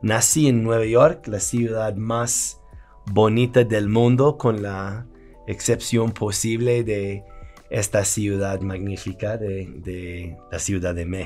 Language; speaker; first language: Spanish; non-native, fluent; English